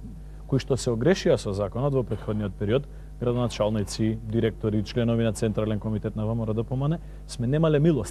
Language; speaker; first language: Macedonian; native; Macedonian